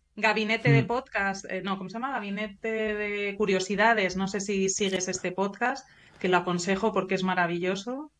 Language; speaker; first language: Spanish; native; Spanish